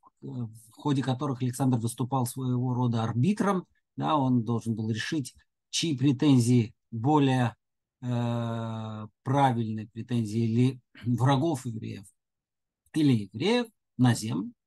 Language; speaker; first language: Russian; native; Russian